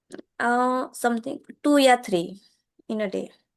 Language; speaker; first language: English; non-native, learner; Gujarati